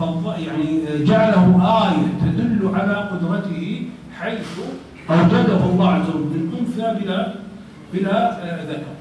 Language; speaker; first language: Arabic; native; Arabic